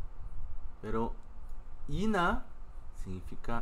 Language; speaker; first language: Spanish; non-native, fluent; Korean